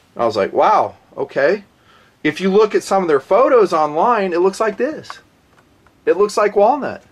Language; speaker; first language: English; native; English